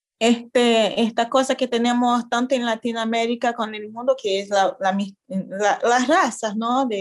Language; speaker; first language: Spanish; non-native, fluent; Portuguese